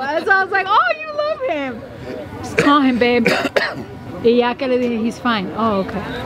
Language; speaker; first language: English; early bilingual, other home language; Spanish